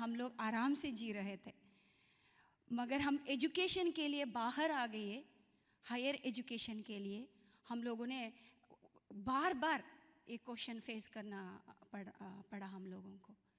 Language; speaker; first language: Hindi; non-native, local second language; Kannada